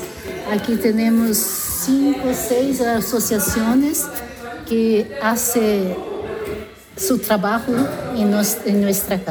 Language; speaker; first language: Spanish; non-native, learner; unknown